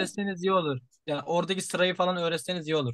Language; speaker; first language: Turkish; native; Turkish